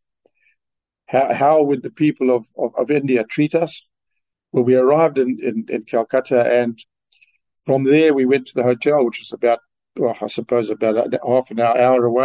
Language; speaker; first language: English; native; English